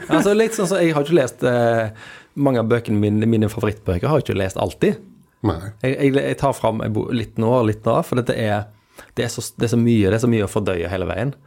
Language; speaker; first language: Norwegian; native; Norwegian